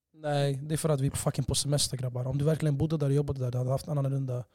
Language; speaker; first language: Swedish; non-native, fluent; Somali